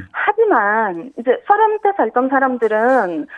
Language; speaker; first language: Korean; non-native, fluent; Ukrainian